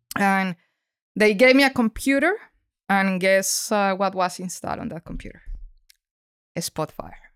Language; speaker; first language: English; non-native, fluent; Spanish